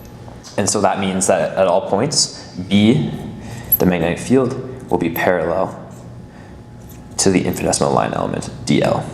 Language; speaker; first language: English; native; English